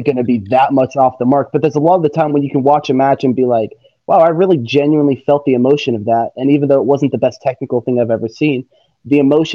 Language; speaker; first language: English; native; English